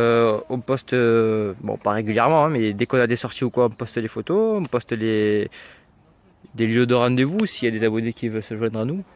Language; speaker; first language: French; native; French